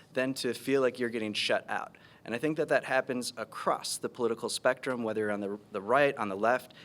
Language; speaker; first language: English; early bilingual, other home language; Spanish